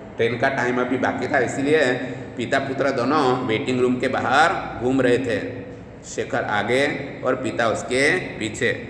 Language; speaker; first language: Hindi; non-native, local second language; Gujarati